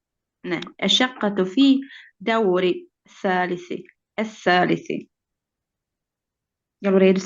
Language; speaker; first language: Arabic; non-native, learner; Bosnian